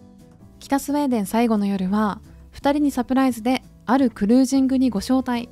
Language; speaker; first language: Japanese; native; Japanese